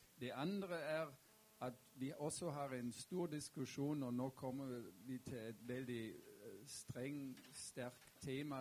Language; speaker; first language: Norwegian; non-native, fluent; German